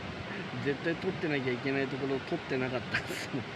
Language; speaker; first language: Japanese; native; Japanese